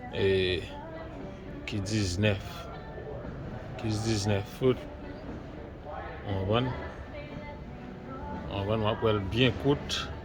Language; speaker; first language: French; non-native, learner; Haitian Creole